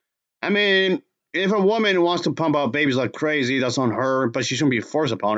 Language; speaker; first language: English; native; English